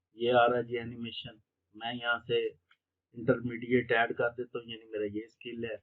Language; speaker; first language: Urdu; non-native, local second language; Punjabi